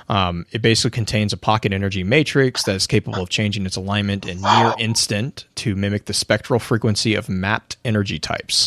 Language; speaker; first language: English; native; English